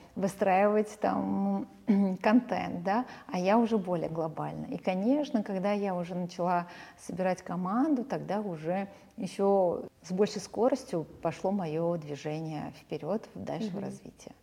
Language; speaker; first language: Russian; early bilingual, other home language; Armenian